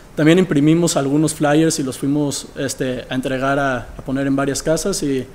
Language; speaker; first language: Spanish; early bilingual, heritage; Spanish